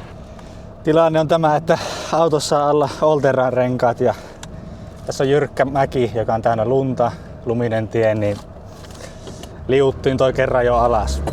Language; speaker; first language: Finnish; native; Finnish